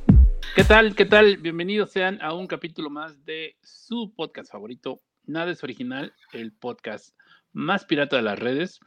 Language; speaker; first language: Spanish; native; Spanish